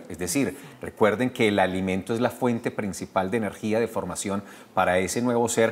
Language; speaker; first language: Spanish; native; Spanish